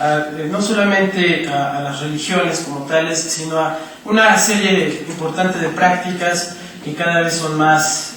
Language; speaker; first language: Spanish; native; Spanish